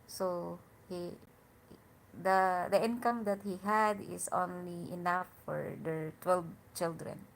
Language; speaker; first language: English; non-native, learner; Hiligaynon